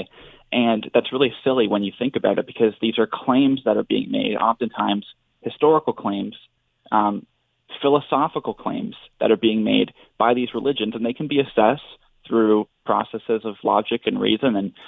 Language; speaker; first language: English; native; English